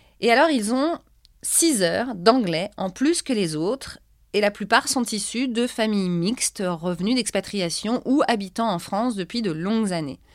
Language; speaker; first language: French; native; French